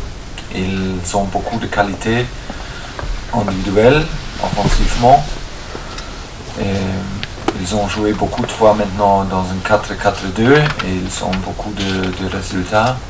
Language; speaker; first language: French; non-native, fluent; German